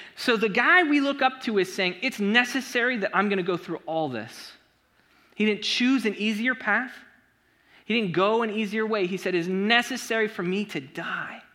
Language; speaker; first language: English; native; English